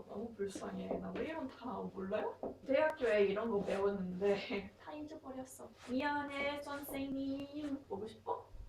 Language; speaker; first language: Korean; non-native, learner; English